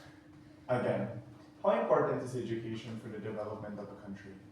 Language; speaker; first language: English; non-native, fluent; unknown